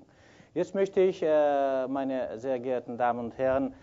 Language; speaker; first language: German; non-native, fluent; Kyrgyz